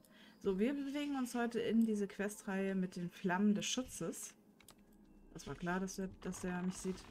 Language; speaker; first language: German; native; German